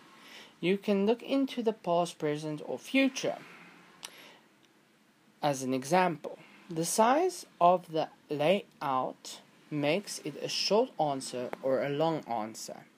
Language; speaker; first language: English; non-native, fluent; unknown